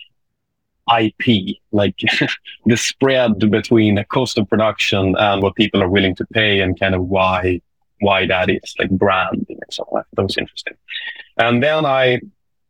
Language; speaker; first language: English; non-native, fluent; Swedish